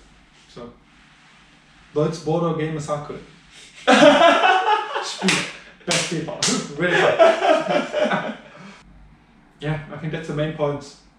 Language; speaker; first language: English; non-native, fluent; German